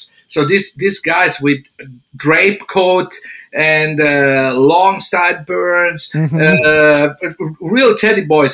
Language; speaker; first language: English; non-native, fluent; Italian